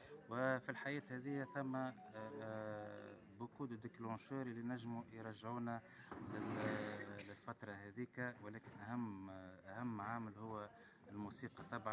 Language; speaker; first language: Arabic; native; Arabic